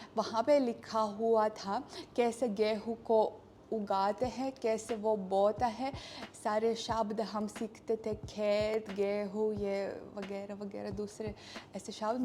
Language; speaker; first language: Hindi; non-native, fluent; Russian